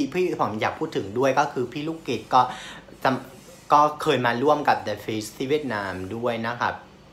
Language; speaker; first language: Thai; non-native, fluent; Vietnamese